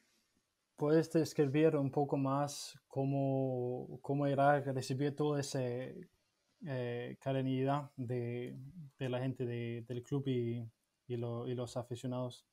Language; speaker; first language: Spanish; non-native, learner; Danish